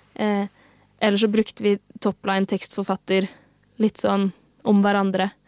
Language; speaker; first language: Norwegian; native; Norwegian